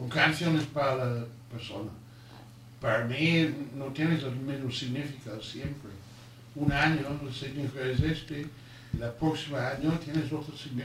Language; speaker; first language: Spanish; non-native, learner; English